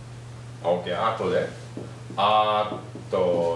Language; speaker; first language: English; non-native, fluent; Japanese